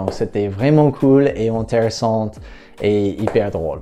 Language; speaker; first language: French; non-native, fluent; English